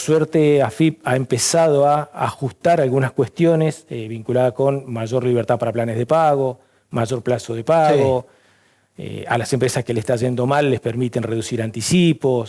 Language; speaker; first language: Spanish; native; Spanish